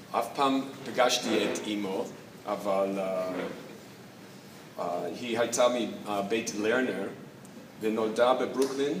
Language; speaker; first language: Hebrew; non-native, fluent; English